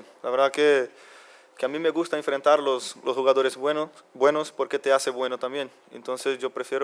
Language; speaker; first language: Spanish; non-native, fluent; Portuguese